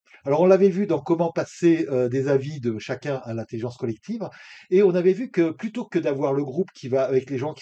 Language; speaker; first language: French; native; French